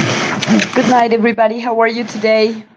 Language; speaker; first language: English; non-native, fluent; Spanish